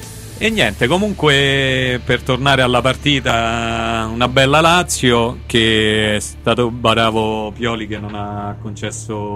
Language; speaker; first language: Italian; native; Italian